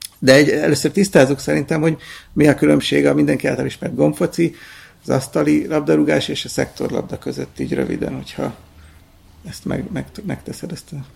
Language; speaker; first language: Hungarian; native; Hungarian